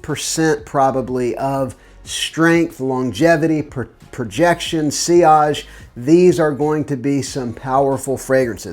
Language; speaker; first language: English; native; English